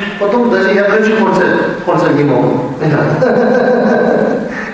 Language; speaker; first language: Russian; non-native, learner; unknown